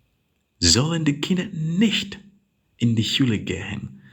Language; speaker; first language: German; non-native, learner; English